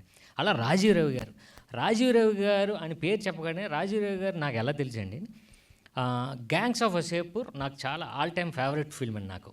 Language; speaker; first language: Telugu; native; Telugu